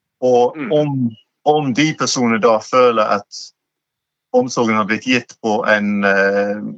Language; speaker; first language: Norwegian; non-native, fluent; English